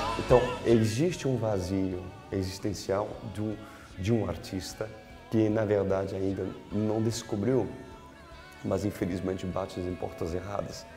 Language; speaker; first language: Portuguese; non-native, fluent; French